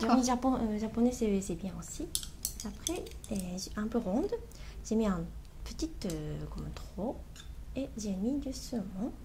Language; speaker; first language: French; non-native, learner; Japanese